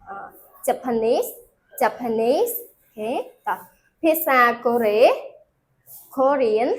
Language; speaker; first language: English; non-native, fluent; Khmer